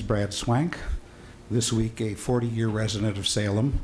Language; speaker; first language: English; native; English